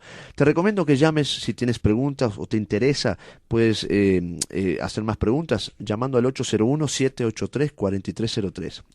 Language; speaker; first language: Spanish; native; Spanish